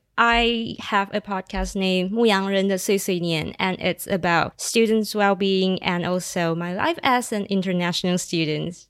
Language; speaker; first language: English; non-native, local second language; Chinese